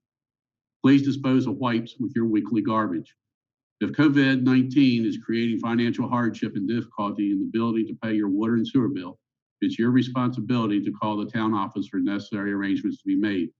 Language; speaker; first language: English; native; English